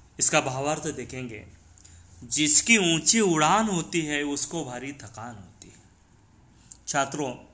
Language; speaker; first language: Hindi; non-native, local second language; Marathi